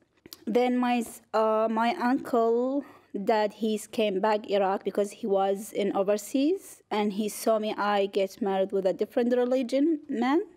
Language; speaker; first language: English; non-native, learner; Arabic